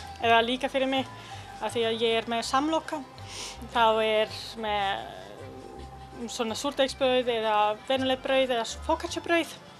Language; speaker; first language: Icelandic; non-native, learner; Italian